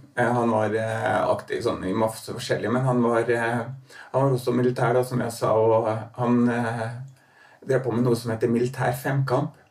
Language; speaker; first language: Norwegian; native; Norwegian